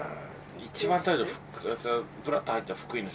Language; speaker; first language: Japanese; native; Japanese